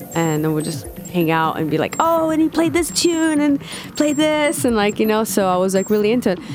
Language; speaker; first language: English; non-native, fluent; Hebrew